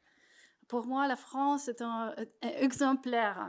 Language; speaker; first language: French; non-native, fluent; Polish